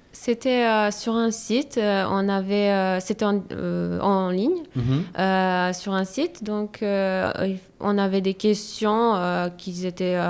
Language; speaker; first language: French; non-native, fluent; Serbian